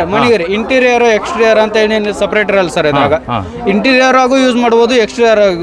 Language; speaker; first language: Kannada; native; Kannada